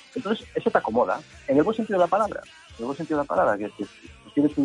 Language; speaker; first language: Spanish; native; Spanish